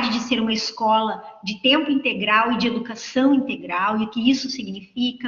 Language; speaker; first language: Portuguese; native; Portuguese